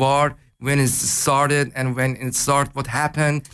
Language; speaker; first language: English; non-native, learner; Persian